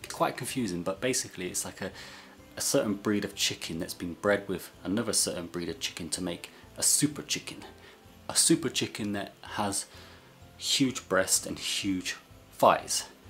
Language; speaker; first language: English; native; English